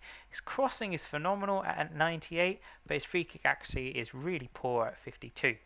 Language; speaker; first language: English; native; English